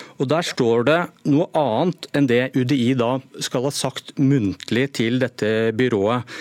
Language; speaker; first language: Norwegian; native; Norwegian